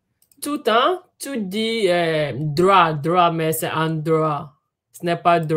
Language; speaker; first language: French; non-native, learner; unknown